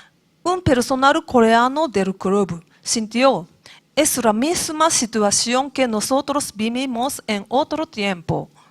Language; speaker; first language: Spanish; non-native, learner; Japanese